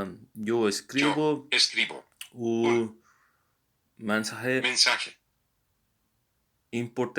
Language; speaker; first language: Spanish; non-native, learner; English